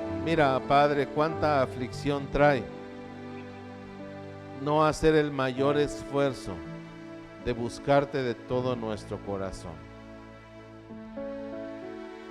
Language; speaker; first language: Spanish; native; Spanish